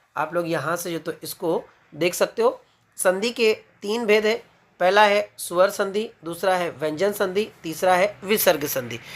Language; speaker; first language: Hindi; native; Hindi